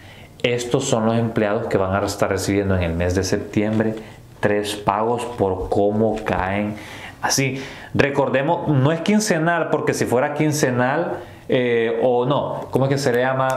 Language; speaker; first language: Spanish; native; Spanish